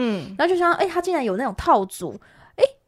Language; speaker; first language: Chinese; native; Chinese